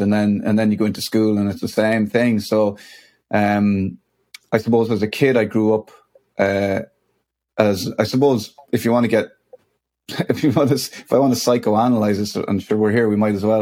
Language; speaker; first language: English; native; English